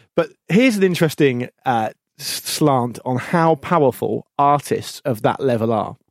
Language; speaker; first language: English; native; English